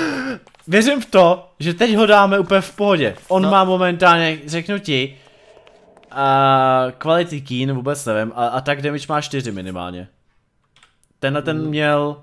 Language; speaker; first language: Czech; native; Czech